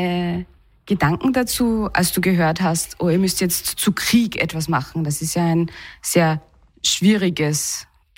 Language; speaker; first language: German; native; German